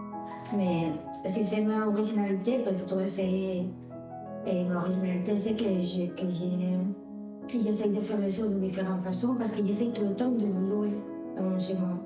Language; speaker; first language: French; non-native, fluent; Spanish